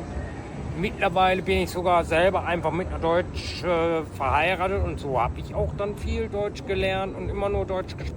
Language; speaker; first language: German; non-native, fluent; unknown